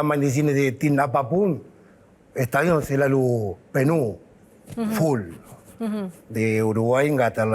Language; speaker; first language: Indonesian; non-native, fluent; Spanish